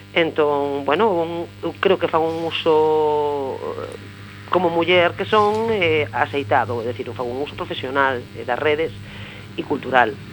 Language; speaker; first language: Galician; non-native, local second language; Spanish